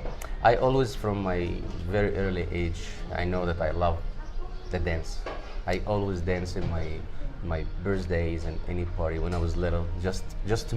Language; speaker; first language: English; non-native, fluent; Arabic